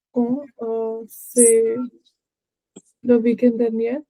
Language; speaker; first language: French; non-native, learner; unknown